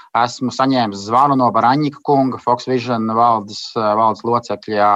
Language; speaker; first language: Latvian; native; Latvian